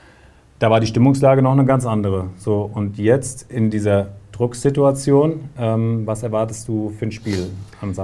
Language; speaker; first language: German; native; German